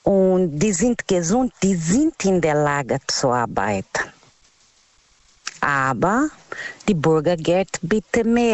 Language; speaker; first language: German; non-native, learner; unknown